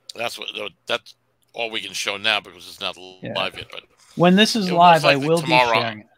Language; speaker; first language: English; native; English